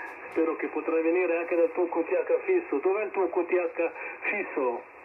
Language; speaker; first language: Italian; early bilingual, other home language; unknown